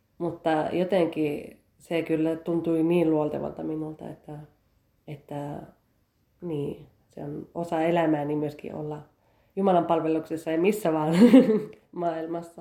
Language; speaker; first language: Finnish; early bilingual, heritage; Finnish